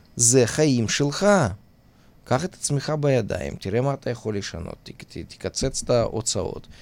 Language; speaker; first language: Hebrew; non-native, fluent; Russian